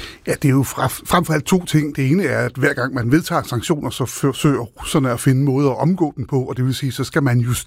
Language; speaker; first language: Danish; native; Danish